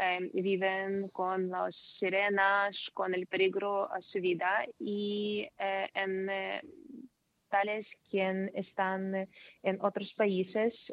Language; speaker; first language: Spanish; non-native, fluent; Ukrainian